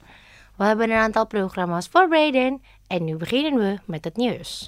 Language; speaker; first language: Dutch; non-native, learner; Indonesian